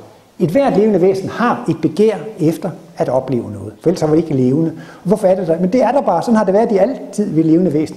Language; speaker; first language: Danish; native; Danish